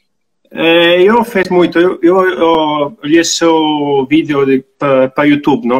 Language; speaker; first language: Portuguese; non-native, learner; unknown